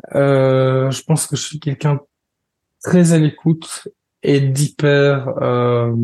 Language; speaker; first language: French; native; French